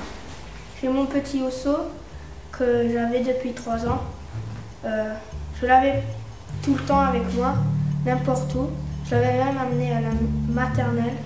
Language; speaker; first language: French; early bilingual, heritage; French